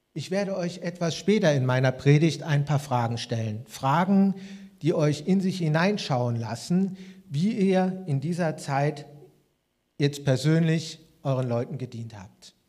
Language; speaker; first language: German; native; German